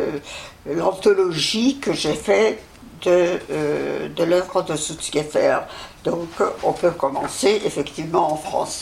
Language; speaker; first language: French; early bilingual, other home language; Yiddish